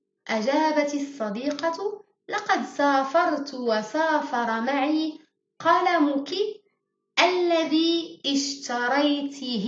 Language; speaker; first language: Arabic; early bilingual, heritage; Arabic